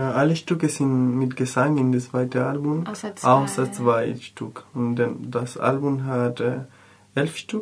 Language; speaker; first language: German; non-native, learner; Spanish